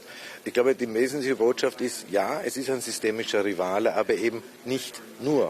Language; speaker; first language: German; native; German